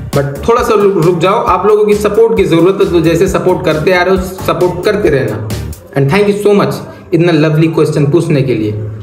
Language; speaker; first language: Hindi; native; Hindi